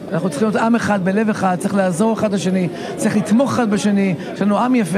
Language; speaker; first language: Hebrew; native; Hebrew